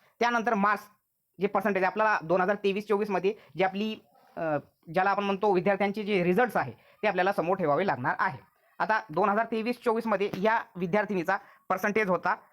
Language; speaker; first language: Marathi; non-native, local second language; Urdu